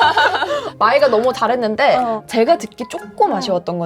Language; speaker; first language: Korean; native; Korean